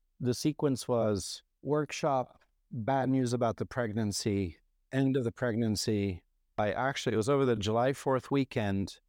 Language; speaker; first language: English; non-native, fluent; French